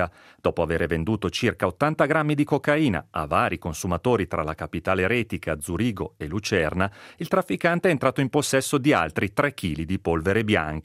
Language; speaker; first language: Italian; native; Italian